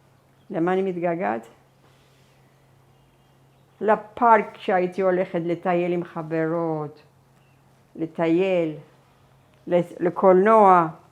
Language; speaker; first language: Hebrew; non-native, fluent; Persian